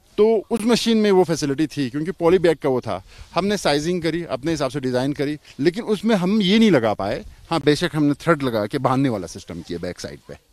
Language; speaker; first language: Hindi; non-native, local second language; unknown